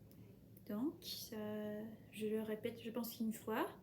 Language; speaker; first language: French; non-native, fluent; Spanish